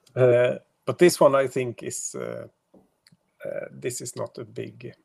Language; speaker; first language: English; non-native, fluent; Swedish